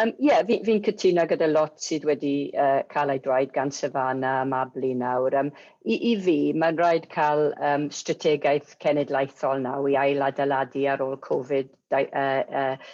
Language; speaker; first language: Welsh; non-native, local second language; English